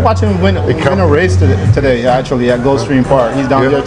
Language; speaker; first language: English; native; English